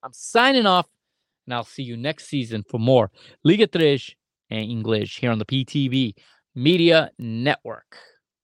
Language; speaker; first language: English; native; English